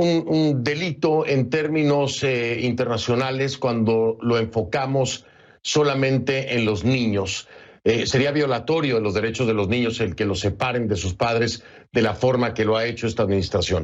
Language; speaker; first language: Spanish; native; Spanish